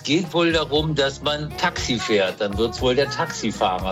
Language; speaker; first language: German; native; German